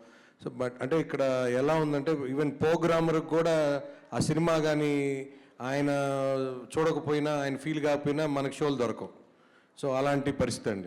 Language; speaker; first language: Telugu; native; Telugu